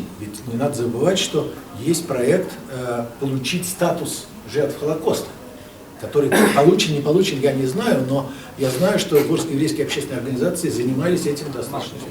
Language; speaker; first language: Russian; native; Russian